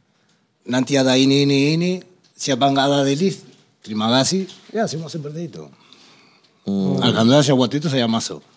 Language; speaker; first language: Indonesian; non-native, fluent; Spanish